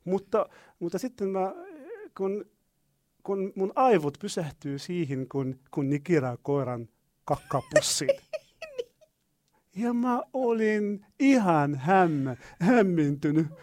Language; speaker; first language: Finnish; non-native, learner; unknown